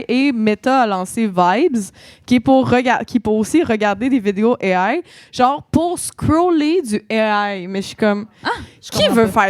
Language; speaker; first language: French; native; French